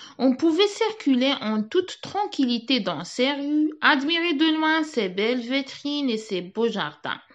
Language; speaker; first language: French; non-native, local second language; Arabic